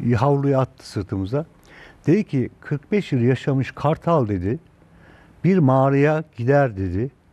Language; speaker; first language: Turkish; native; Turkish